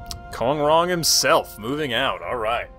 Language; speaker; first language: English; native; English